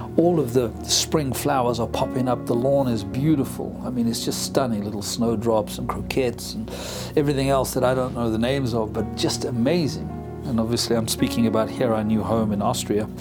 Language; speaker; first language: English; native; English